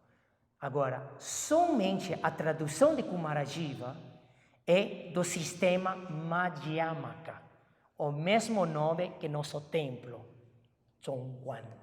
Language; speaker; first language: Portuguese; non-native, fluent; Chinese